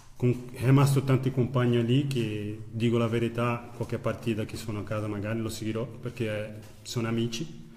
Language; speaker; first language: Italian; non-native, fluent; Portuguese